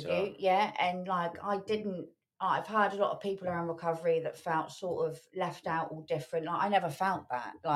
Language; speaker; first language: English; native; English